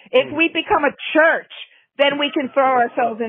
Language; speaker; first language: English; native; English